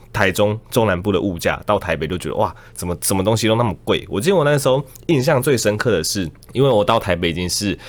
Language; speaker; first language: Chinese; native; Chinese